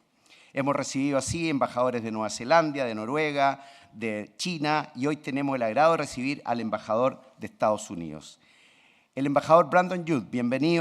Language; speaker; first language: Spanish; native; Spanish